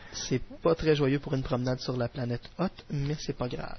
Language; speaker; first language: French; native; French